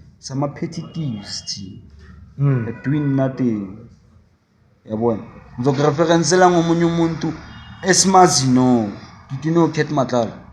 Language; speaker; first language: Zulu; native; Zulu